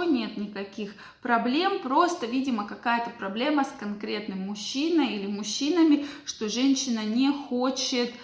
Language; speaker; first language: Russian; native; Russian